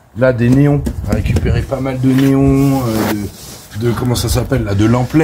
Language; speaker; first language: French; native; French